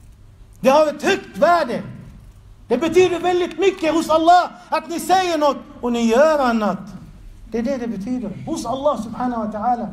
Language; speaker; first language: Swedish; non-native, fluent; Arabic